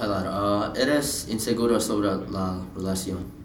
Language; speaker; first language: Spanish; non-native, learner; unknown